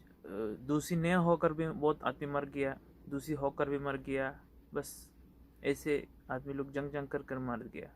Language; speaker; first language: Hindi; non-native, local second language; Bangla